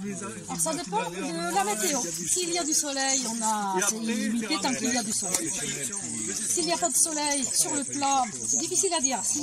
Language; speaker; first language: French; native; French